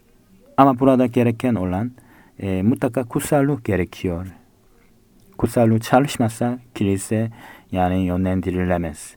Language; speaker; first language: Turkish; non-native, fluent; Korean